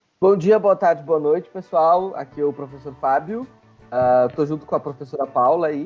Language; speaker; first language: Portuguese; native; Portuguese